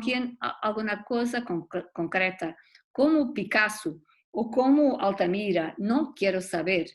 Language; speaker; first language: Spanish; non-native, learner; Portuguese